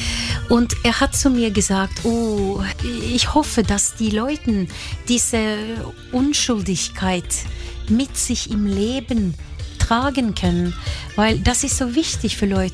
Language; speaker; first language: German; non-native, fluent; Norwegian